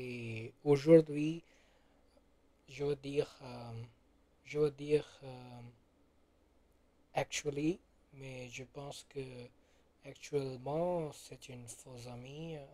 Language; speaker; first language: French; non-native, learner; Gujarati